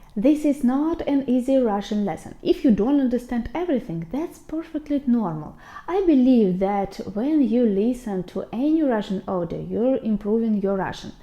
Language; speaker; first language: English; non-native, fluent; Russian